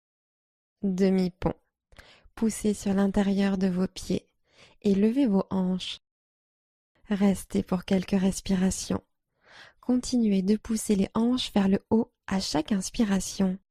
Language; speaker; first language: French; native; French